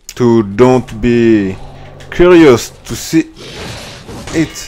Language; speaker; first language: English; non-native, learner; French